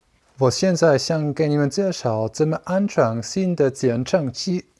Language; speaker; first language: Chinese; non-native, learner; German